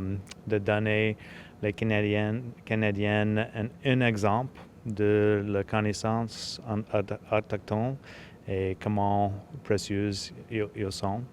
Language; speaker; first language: French; non-native, local second language; English